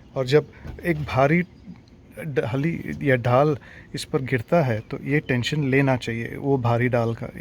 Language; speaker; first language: Hindi; non-native, local second language; Tamil